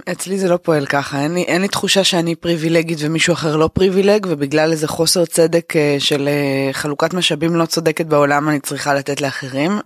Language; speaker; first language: Hebrew; native; Hebrew